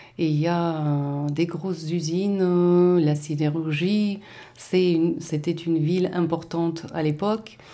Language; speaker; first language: French; non-native, fluent; Russian